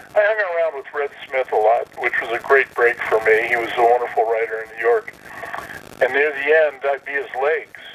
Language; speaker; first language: English; native; English